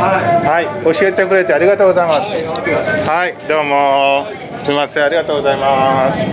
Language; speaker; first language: Japanese; non-native, learner; Swahili